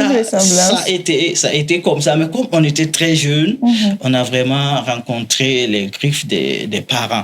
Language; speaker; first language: French; non-native, local second language; Mossi